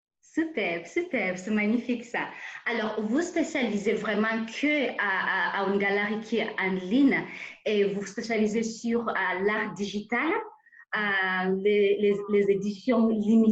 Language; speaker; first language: French; non-native, fluent; English